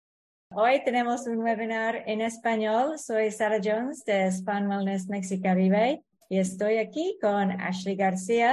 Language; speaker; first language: Spanish; non-native, fluent; English